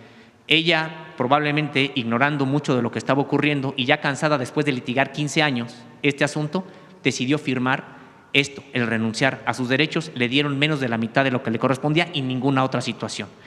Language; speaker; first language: Spanish; native; Spanish